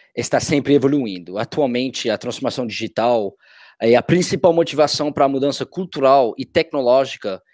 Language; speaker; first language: Portuguese; non-native, fluent; English